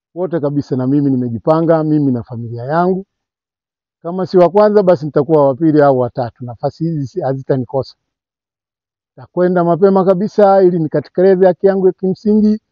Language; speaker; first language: Swahili; non-native, local second language; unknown